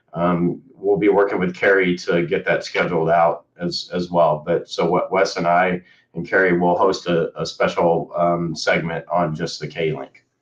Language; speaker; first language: English; native; English